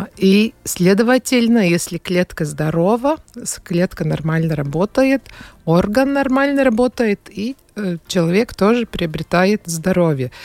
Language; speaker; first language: Russian; non-native, fluent; Latvian